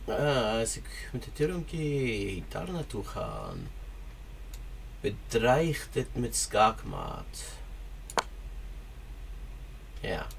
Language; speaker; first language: Dutch; non-native, learner; English